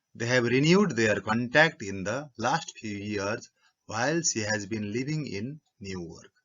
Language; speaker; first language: English; non-native, local second language; Nepali